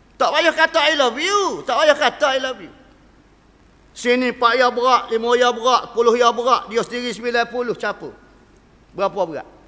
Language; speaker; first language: Malay; native; Malay